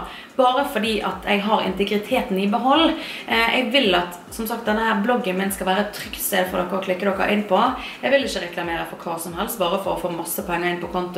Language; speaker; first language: Norwegian; native; Norwegian